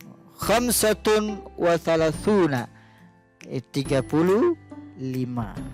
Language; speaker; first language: Arabic; non-native, fluent; Indonesian